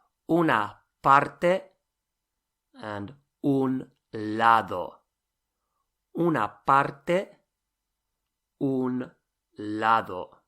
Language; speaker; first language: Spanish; non-native, fluent; English